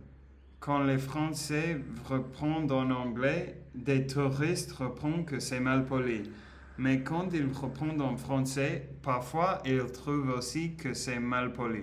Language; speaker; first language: French; non-native, learner; Spanish